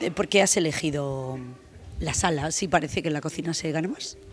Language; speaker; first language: Spanish; native; Spanish